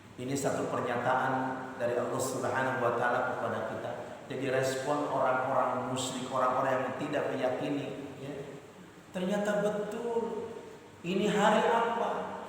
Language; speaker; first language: Indonesian; native; Indonesian